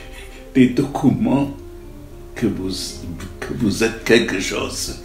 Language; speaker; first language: French; non-native, learner; German